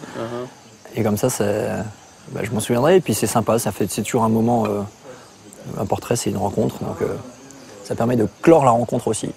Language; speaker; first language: French; native; French